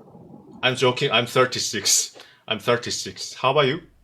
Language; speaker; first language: English; non-native, learner; Korean